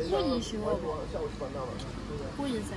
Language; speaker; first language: Chinese; non-native, learner; Lao